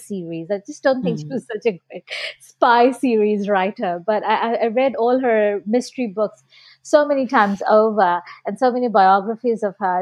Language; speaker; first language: English; non-native, local second language; Bangla